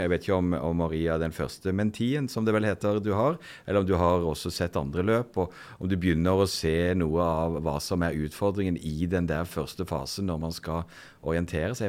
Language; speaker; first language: Norwegian; native; Norwegian